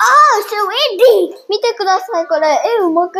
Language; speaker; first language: Japanese; early bilingual, heritage; Japanese